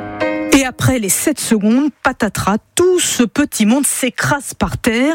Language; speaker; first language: French; native; French